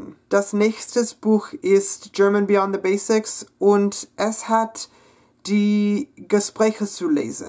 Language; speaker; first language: German; non-native, learner; English